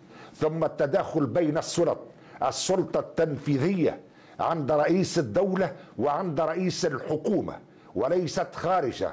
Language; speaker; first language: Arabic; native; Arabic